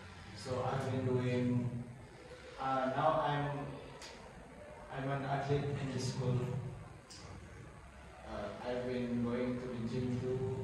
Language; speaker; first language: English; non-native, learner; Indonesian